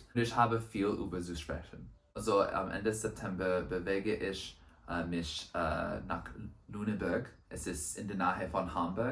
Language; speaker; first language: German; non-native, learner; English